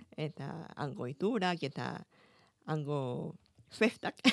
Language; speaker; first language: Basque; non-native, fluent; Spanish